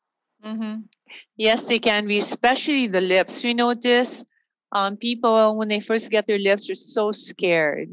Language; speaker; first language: English; non-native, local second language; Filipino